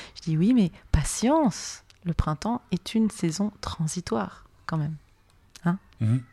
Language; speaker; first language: French; native; French